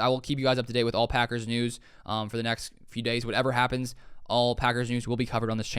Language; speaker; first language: English; native; English